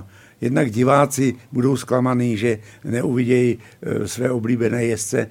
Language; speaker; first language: Czech; native; Czech